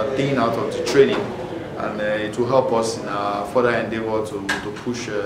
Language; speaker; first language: English; native; English